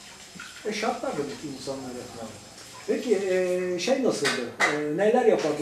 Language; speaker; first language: Turkish; native; Turkish